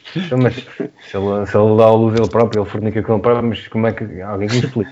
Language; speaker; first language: Portuguese; native; Portuguese